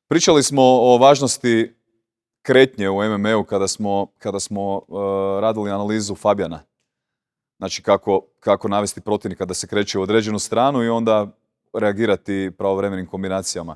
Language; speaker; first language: Croatian; native; Croatian